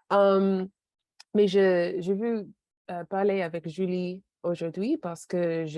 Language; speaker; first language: French; non-native, learner; English